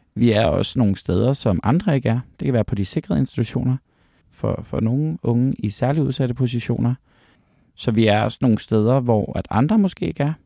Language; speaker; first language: Danish; native; Danish